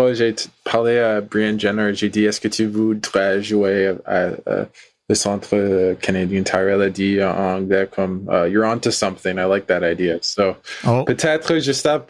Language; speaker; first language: French; non-native, learner; English